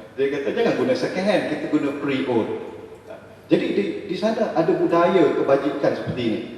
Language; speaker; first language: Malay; native; Malay